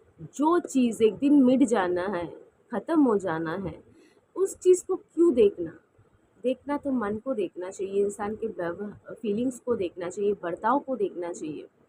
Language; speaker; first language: Hindi; non-native, local second language; Bangla